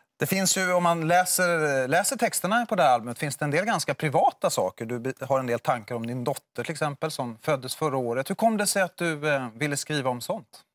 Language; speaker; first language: Swedish; native; Swedish